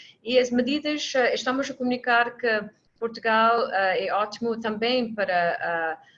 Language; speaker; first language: Portuguese; non-native, fluent; English